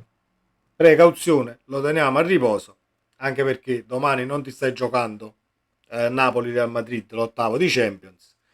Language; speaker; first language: Italian; native; Italian